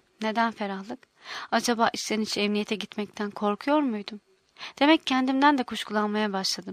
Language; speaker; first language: Turkish; native; Turkish